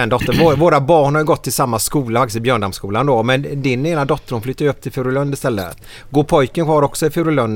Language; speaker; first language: Swedish; native; Swedish